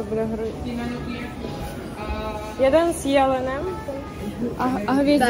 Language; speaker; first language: Czech; non-native, fluent; Ukrainian